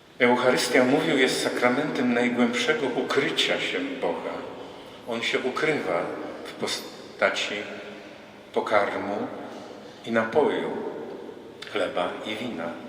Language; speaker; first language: Polish; native; Polish